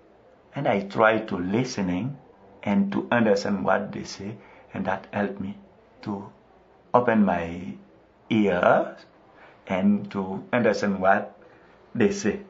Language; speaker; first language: English; non-native, local second language; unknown